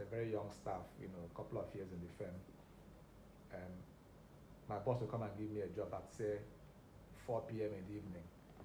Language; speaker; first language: English; non-native, local second language; Igbo